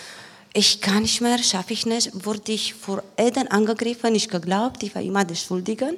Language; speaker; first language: German; non-native, learner; Romanian